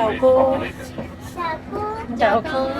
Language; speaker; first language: Vietnamese; non-native, learner; French